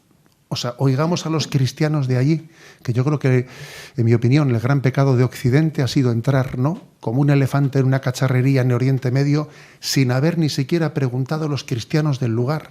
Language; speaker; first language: Spanish; native; Spanish